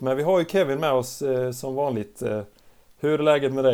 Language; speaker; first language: Swedish; native; Swedish